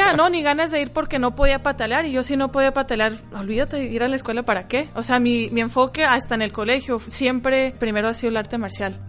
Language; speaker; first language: Spanish; early bilingual, heritage; Spanish